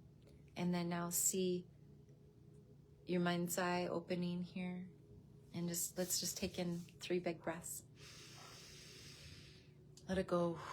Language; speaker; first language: English; native; English